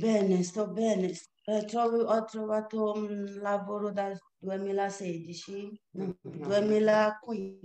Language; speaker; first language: Italian; non-native, learner; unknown